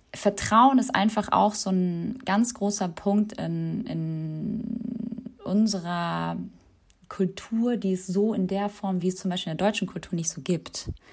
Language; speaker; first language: German; early bilingual, other home language; Albanian